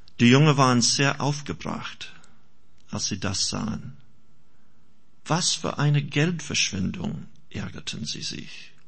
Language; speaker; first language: German; non-native, fluent; English